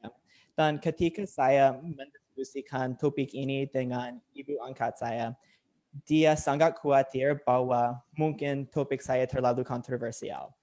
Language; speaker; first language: Indonesian; non-native, learner; English